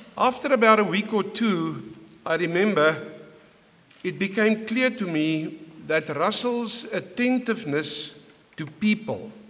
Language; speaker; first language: English; non-native, local second language; Afrikaans